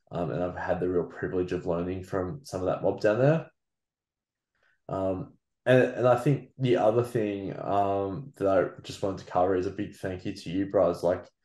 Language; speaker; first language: English; native; English